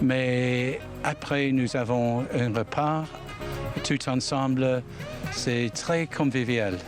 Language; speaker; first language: French; non-native, learner; English